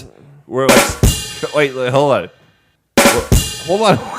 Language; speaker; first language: English; native; English